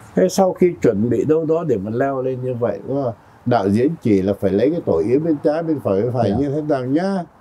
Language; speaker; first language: Vietnamese; native; Vietnamese